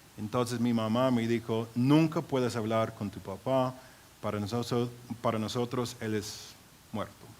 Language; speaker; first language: Spanish; non-native, fluent; English